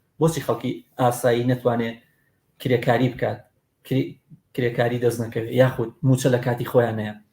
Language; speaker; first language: Central Kurdish; native; Central Kurdish